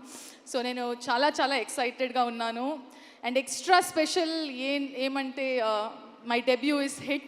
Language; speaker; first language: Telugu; non-native, learner; Kannada